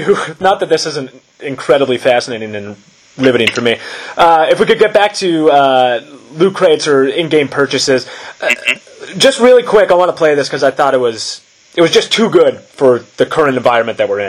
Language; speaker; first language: English; native; English